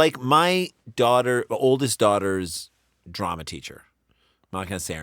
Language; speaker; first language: English; native; English